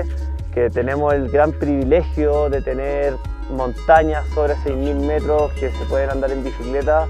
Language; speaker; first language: Spanish; native; Spanish